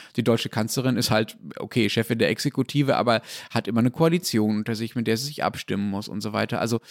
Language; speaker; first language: German; native; German